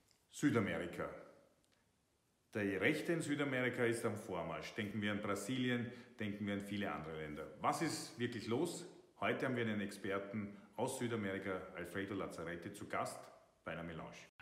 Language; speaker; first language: German; native; German